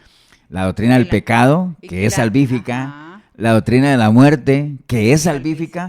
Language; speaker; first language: Spanish; native; Spanish